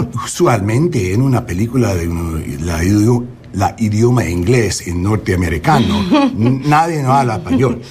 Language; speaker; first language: Spanish; non-native, learner; English